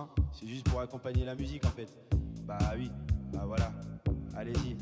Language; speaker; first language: French; native; French